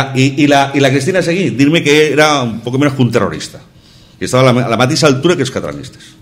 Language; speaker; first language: Spanish; non-native, local second language; Catalan